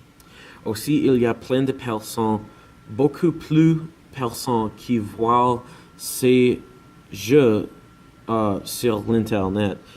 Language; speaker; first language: French; non-native, learner; English